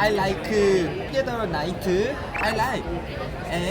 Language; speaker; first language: English; non-native, learner; Korean